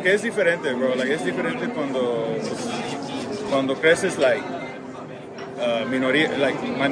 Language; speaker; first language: Spanish; early bilingual, heritage; Spanish